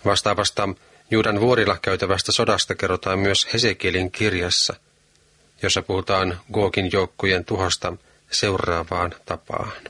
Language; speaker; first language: Finnish; native; Finnish